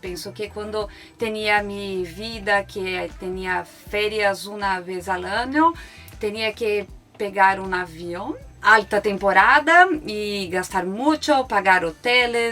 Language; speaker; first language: Spanish; non-native, learner; Portuguese